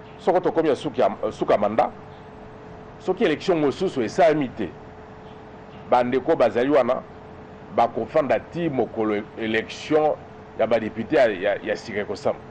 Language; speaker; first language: Lingala; non-native, local second language; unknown